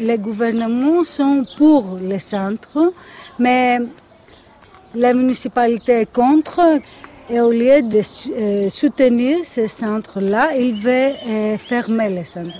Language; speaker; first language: French; non-native, fluent; Greek